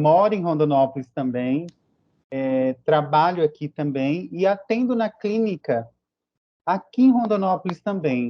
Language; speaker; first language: Portuguese; native; Portuguese